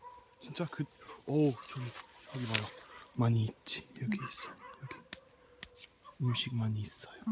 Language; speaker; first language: Korean; non-native, learner; Swedish